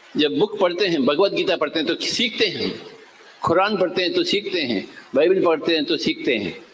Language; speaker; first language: Hindi; non-native, local second language; Telugu